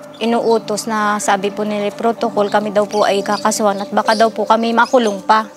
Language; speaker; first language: Filipino; native; Filipino